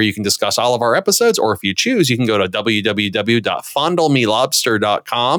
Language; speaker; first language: English; native; English